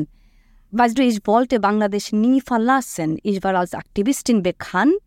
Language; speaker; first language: German; non-native, fluent; Bangla